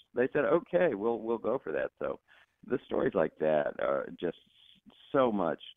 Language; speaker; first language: English; native; English